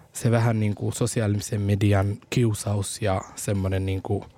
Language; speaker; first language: Finnish; early bilingual, other home language; Somali